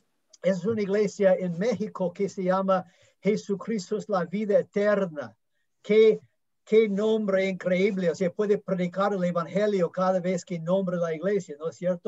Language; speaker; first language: Spanish; non-native, fluent; English